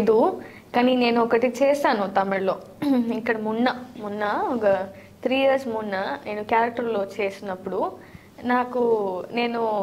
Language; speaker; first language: Telugu; non-native, learner; Tamil